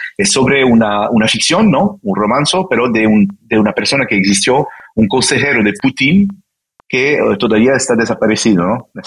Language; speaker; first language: Spanish; non-native, fluent; French